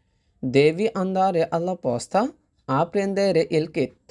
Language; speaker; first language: Italian; non-native, fluent; Bangla